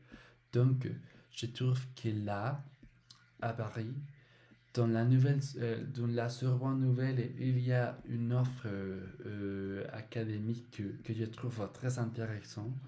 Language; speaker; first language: French; non-native, learner; Spanish